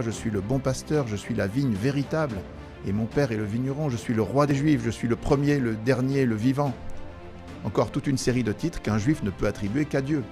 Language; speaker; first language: French; native; French